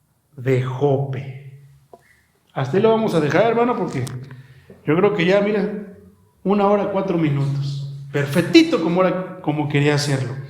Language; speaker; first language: Spanish; native; Spanish